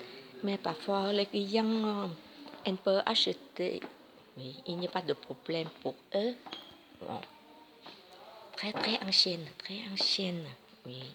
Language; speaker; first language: French; non-native, learner; Vietnamese